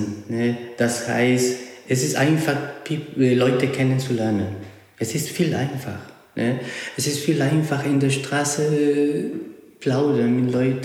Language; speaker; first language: German; non-native, fluent; Spanish